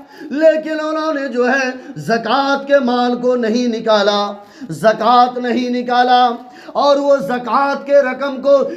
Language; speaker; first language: Urdu; native; Urdu